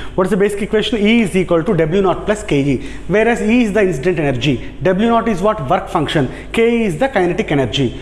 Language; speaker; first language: English; non-native, local second language; Telugu